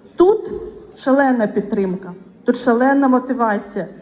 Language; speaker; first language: Ukrainian; non-native, local second language; Russian